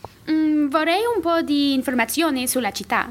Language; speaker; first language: Italian; non-native, learner; English